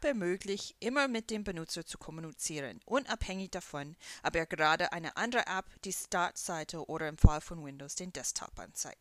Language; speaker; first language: German; non-native, fluent; English